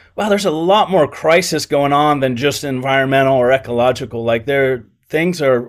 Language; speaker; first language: English; native; English